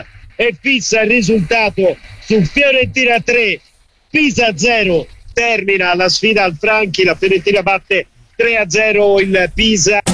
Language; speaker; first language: Italian; native; Italian